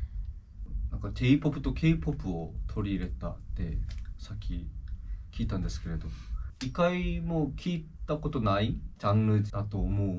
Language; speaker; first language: Japanese; non-native, fluent; Korean